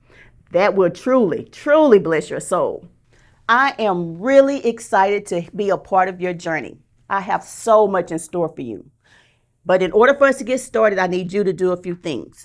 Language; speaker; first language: English; native; English